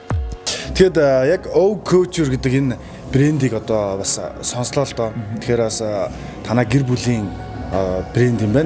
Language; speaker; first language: Mongolian; native; Mongolian